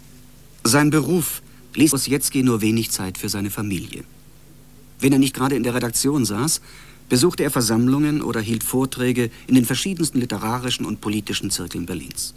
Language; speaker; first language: German; native; German